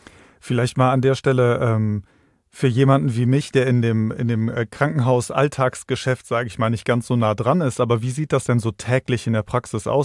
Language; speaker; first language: German; native; German